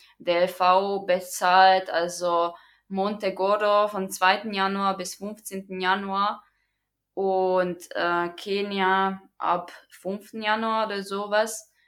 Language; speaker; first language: German; non-native, fluent; Croatian